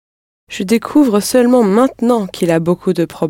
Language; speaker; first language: French; non-native, learner; English